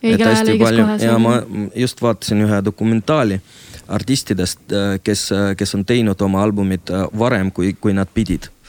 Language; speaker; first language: Estonian; non-native, local second language; Russian